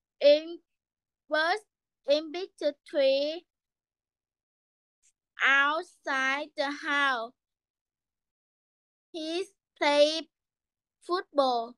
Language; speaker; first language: English; non-native, learner; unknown